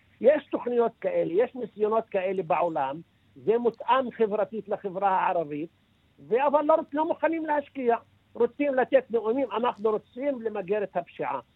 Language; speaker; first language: Hebrew; non-native, local second language; Arabic